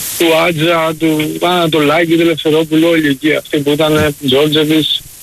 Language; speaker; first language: Greek; early bilingual, heritage; Greek